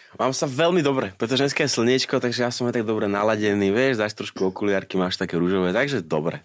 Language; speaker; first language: Slovak; native; Slovak